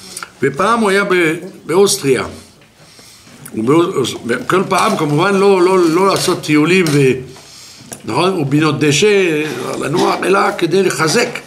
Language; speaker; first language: Hebrew; non-native, fluent; French